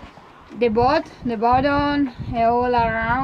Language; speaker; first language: English; non-native, learner; Spanish